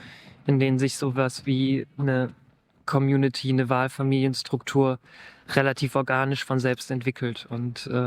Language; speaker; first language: German; native; German